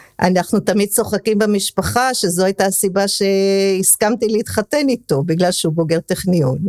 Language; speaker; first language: Hebrew; early bilingual, other home language; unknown